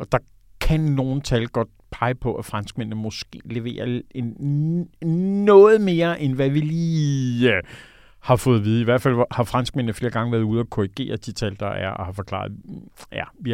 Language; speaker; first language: Danish; native; Danish